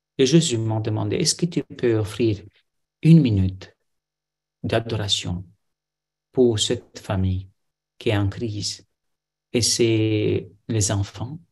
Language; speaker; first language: French; non-native, fluent; Romanian